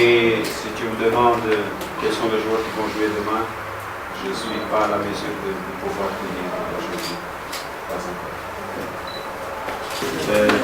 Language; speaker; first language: French; non-native, fluent; Portuguese